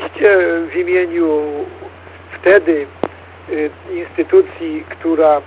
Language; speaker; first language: Polish; native; Polish